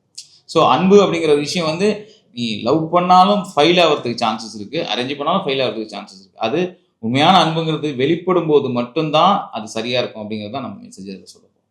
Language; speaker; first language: Tamil; native; Tamil